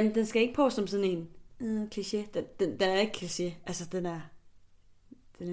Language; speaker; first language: Danish; native; Danish